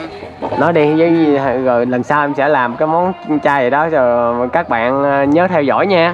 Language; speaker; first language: Vietnamese; native; Vietnamese